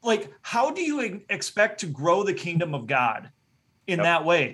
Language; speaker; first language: English; native; English